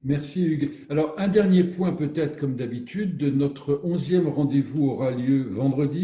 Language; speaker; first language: French; native; French